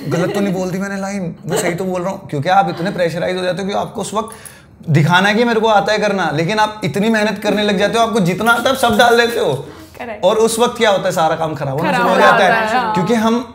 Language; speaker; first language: Hindi; native; Hindi